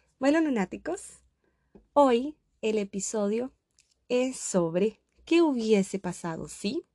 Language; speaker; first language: Spanish; native; Spanish